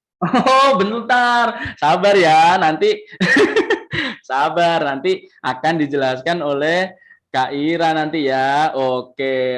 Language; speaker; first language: Indonesian; native; Indonesian